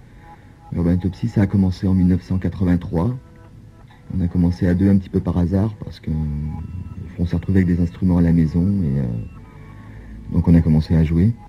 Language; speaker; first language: French; native; French